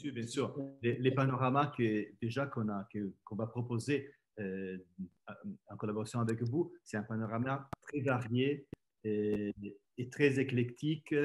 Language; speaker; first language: French; non-native, fluent; Italian